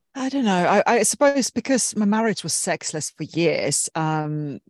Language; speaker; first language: English; non-native, fluent; Finnish